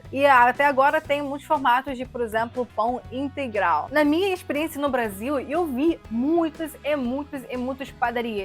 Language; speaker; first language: Portuguese; non-native, fluent; Russian